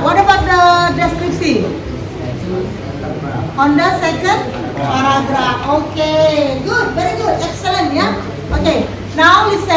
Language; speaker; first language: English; non-native, fluent; Indonesian